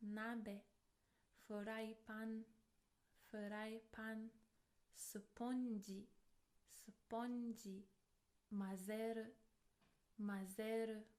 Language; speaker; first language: Japanese; non-native, fluent; English